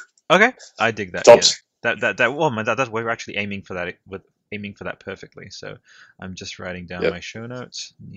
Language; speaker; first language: English; early bilingual, other home language; Italian